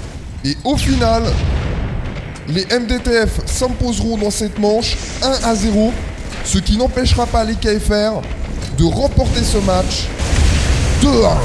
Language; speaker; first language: French; native; French